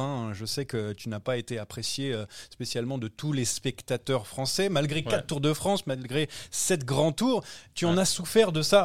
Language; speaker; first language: French; native; French